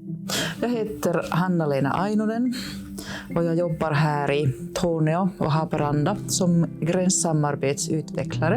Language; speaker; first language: Swedish; non-native, local second language; Finnish